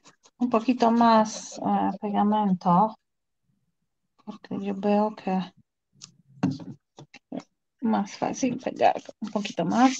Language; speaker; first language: Spanish; non-native, fluent; Polish